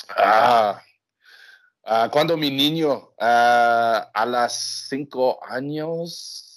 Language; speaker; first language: Spanish; non-native, learner; English